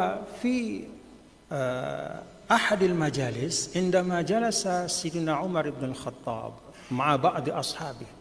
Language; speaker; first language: Arabic; non-native, fluent; Sasak